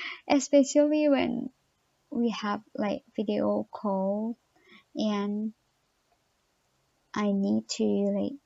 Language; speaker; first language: English; non-native, learner; Thai